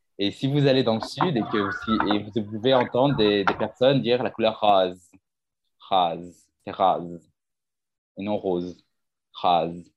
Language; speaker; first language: French; native; French